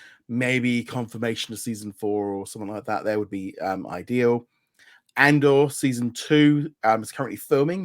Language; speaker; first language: English; native; English